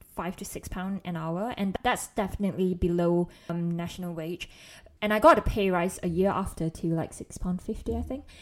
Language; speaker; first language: English; non-native, local second language; Chinese